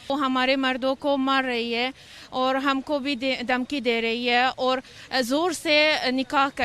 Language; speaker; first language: Hindi; non-native, learner; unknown